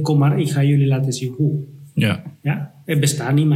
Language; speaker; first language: Dutch; non-native, fluent; Spanish